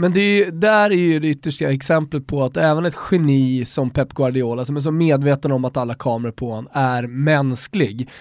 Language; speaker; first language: Swedish; native; Swedish